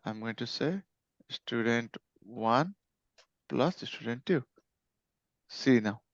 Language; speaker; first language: English; non-native, local second language; Nepali